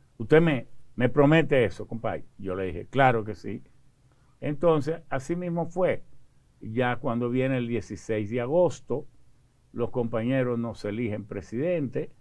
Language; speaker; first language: Spanish; early bilingual, other home language; French